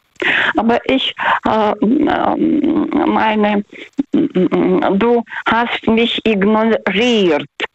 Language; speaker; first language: German; non-native, fluent; Russian